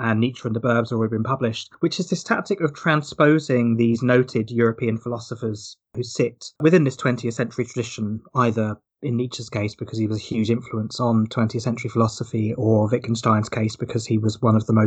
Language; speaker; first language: English; native; English